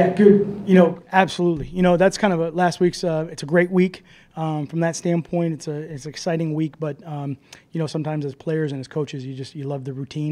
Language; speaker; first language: English; native; English